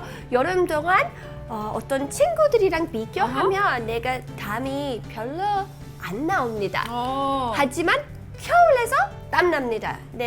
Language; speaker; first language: Korean; non-native, learner; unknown